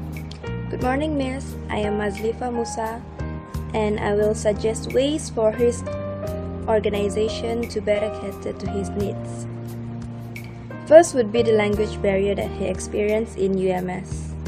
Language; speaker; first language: English; non-native, local second language; Malay